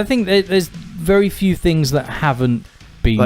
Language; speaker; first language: English; native; English